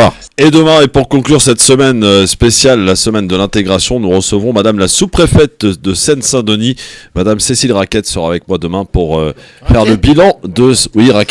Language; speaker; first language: French; native; French